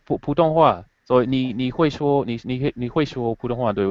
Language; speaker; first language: Chinese; non-native, fluent; English